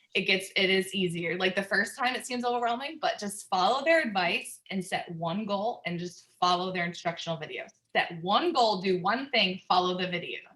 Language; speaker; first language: English; native; English